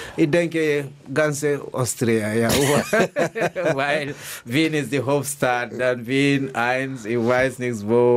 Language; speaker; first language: German; non-native, learner; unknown